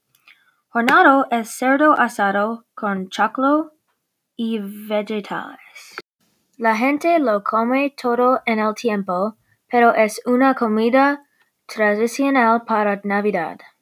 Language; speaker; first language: Spanish; non-native, learner; English